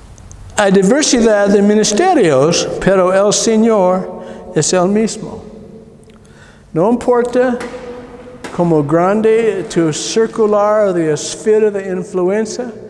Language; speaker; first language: Spanish; non-native, learner; English